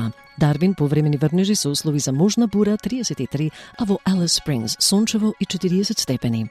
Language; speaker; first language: Macedonian; native; Macedonian